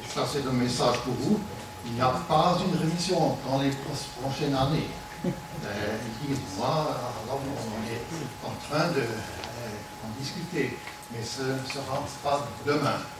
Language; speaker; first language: French; non-native, local second language; German